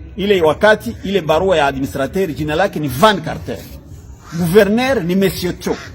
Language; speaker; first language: Swahili; non-native, local second language; Kinyarwanda